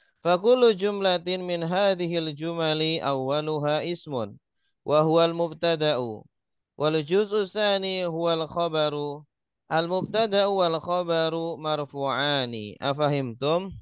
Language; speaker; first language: Arabic; non-native, fluent; Indonesian